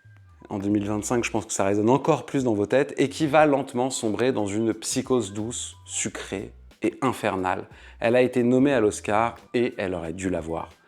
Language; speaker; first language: French; native; French